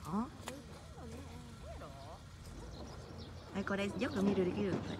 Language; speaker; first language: Japanese; non-native, learner; Vietnamese